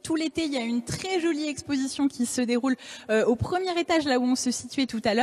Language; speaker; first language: French; native; French